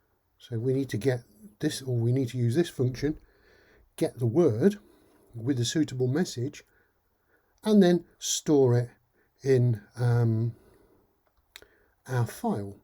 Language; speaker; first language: English; native; English